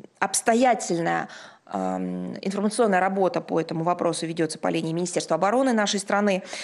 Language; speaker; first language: Russian; native; Russian